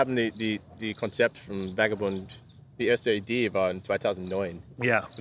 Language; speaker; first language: German; non-native, learner; English